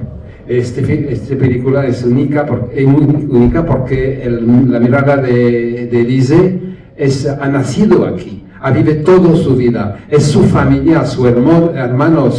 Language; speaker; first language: Spanish; non-native, learner; French